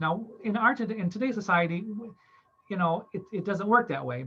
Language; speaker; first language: English; native; English